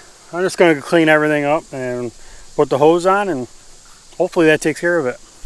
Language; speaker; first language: English; native; English